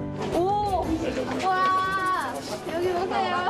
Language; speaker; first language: Korean; non-native, fluent; Arabic